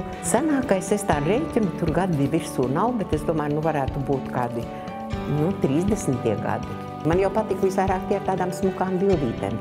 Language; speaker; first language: Latvian; native; Latvian